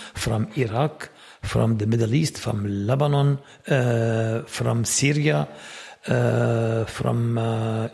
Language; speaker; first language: German; non-native, fluent; Arabic